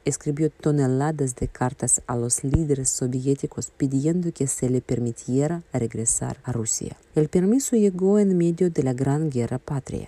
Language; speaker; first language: Spanish; non-native, fluent; Russian